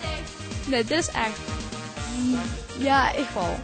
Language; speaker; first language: Dutch; native; Dutch